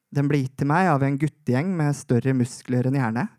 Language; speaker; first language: Norwegian; native; Norwegian